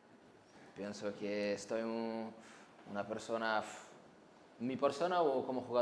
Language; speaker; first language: Spanish; non-native, learner; French